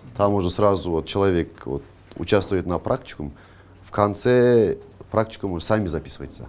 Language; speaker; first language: Russian; non-native, local second language; Kazakh